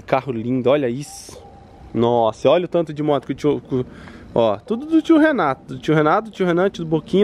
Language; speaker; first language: Portuguese; native; Portuguese